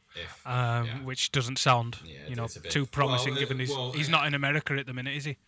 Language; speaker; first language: English; native; English